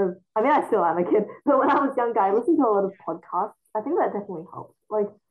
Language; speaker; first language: English; non-native, fluent; Chinese